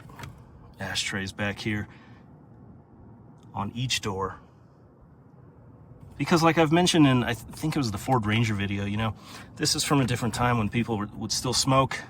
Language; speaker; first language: English; native; English